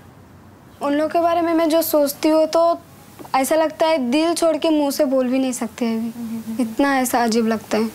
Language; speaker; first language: Hindi; native; Hindi